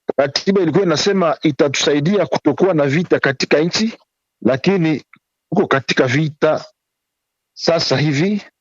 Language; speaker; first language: Swahili; native; Swahili